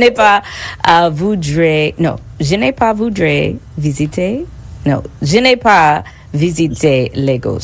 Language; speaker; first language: French; non-native, learner; English